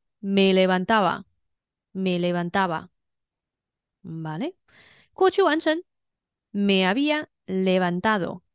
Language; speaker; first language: Spanish; non-native, fluent; Chinese